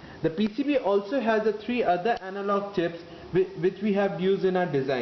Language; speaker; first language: English; non-native, local second language; Bangla